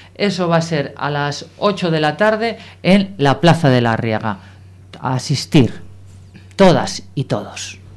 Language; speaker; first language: Spanish; native; Spanish